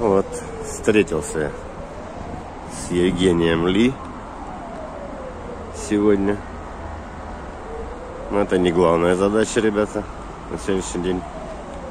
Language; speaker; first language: Russian; native; Russian